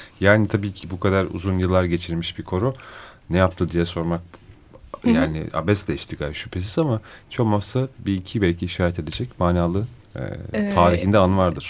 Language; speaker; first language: Turkish; native; Turkish